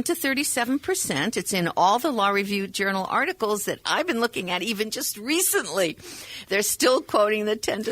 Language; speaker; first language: English; native; English